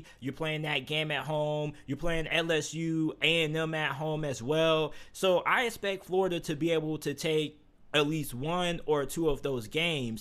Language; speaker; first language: English; native; English